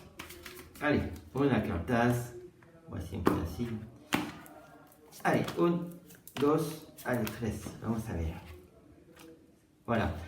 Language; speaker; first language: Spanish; non-native, learner; French